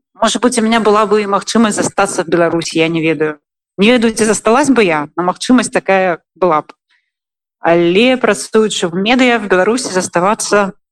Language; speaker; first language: Belarusian; non-native, local second language; Russian